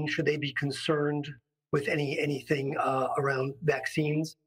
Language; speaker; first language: English; native; English